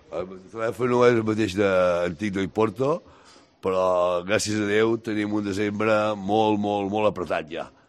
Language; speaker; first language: Catalan; native; Catalan